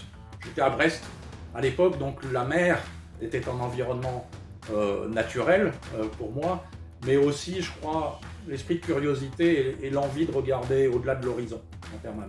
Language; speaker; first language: French; native; French